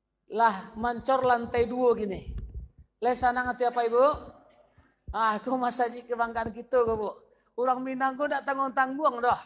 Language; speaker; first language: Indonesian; non-native, local second language; Minangkabau